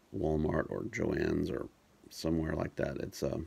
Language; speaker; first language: English; native; English